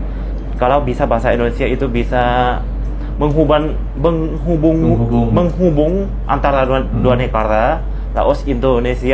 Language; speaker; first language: Indonesian; non-native, fluent; Lao